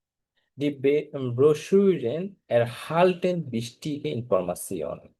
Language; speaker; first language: German; non-native, fluent; Bangla